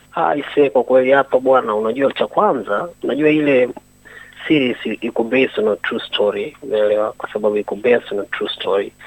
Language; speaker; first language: Swahili; native; Swahili